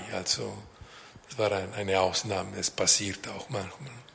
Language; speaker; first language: German; non-native, local second language; French